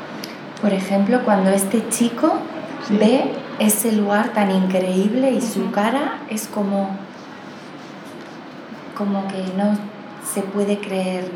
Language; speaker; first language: Spanish; native; Spanish